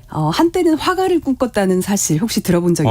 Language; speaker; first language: Korean; native; Korean